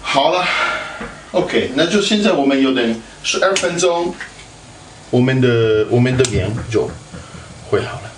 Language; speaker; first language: Chinese; non-native, fluent; Italian